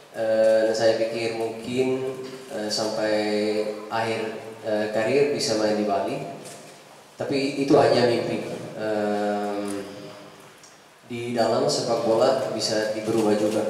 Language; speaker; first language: Indonesian; non-native, fluent; Dutch